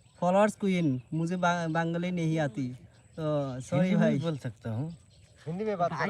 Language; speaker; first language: Hindi; non-native, learner; Bangla